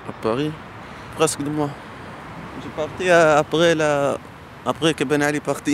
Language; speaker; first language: French; non-native, local second language; Arabic